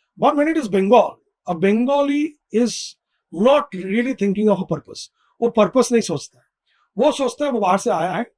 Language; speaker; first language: Hindi; non-native, local second language; Bangla